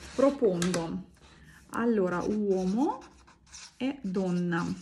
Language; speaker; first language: Italian; non-native, fluent; Russian